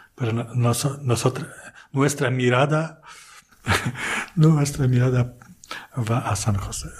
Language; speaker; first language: Spanish; non-native, fluent; Polish